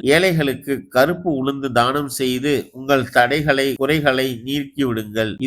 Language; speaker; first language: Tamil; native; Tamil